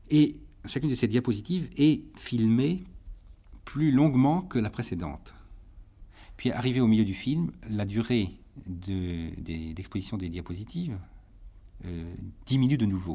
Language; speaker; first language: French; native; French